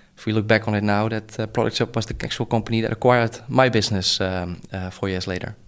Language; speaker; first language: English; non-native, fluent; Dutch